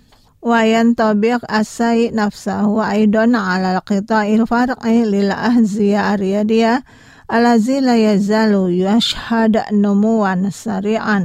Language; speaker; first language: Arabic; non-native, fluent; Indonesian